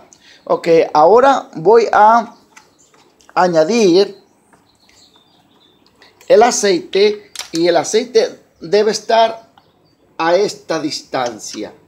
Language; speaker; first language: Spanish; early bilingual, heritage; Spanish